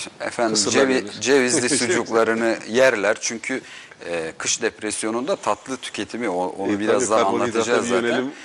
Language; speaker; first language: Turkish; native; Turkish